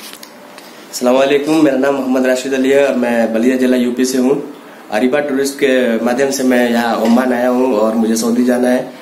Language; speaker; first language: Hindi; native; Hindi